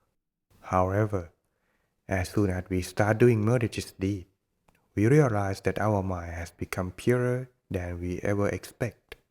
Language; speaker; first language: English; non-native, fluent; Thai